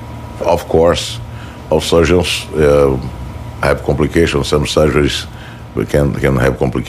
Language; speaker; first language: English; non-native, fluent; Portuguese